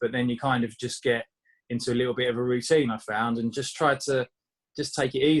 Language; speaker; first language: English; native; English